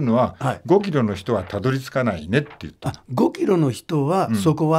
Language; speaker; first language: Japanese; native; Japanese